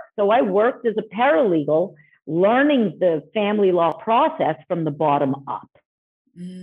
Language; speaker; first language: English; native; English